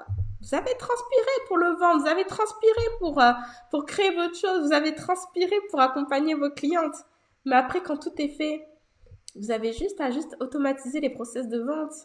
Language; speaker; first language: French; native; French